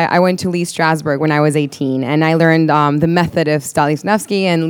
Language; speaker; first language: English; non-native, fluent; Spanish